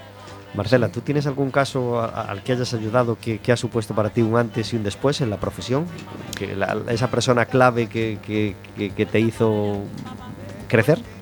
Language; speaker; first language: Spanish; native; Spanish